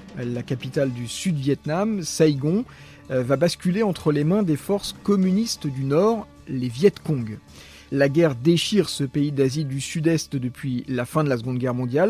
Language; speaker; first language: French; native; French